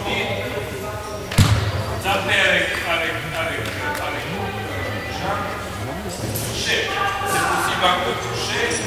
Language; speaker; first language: French; non-native, learner; Serbian